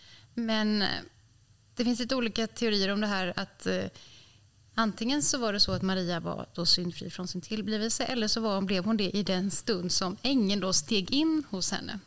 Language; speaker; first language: Swedish; native; Swedish